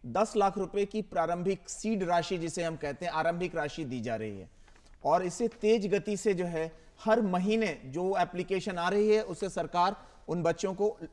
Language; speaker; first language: Hindi; native; Hindi